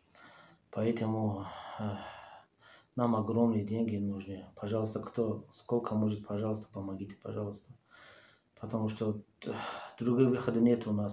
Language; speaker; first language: Russian; non-native, learner; Tajik